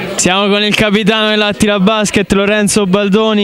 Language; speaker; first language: Italian; native; Italian